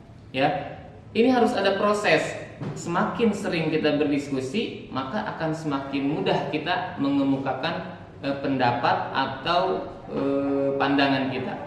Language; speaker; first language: Indonesian; native; Indonesian